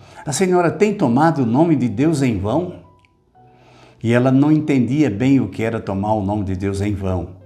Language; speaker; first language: Portuguese; native; Portuguese